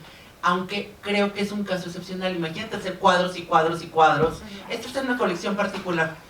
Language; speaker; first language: Spanish; native; Spanish